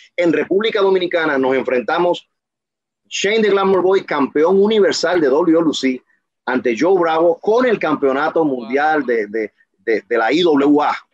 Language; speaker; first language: Spanish; native; Spanish